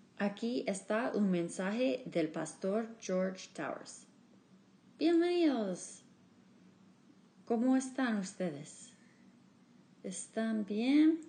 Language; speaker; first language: Spanish; non-native, learner; English